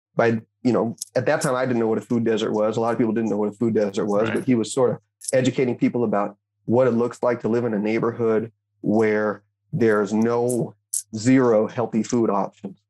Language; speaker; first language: English; native; English